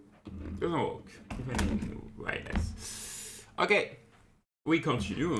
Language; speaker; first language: English; non-native, fluent; French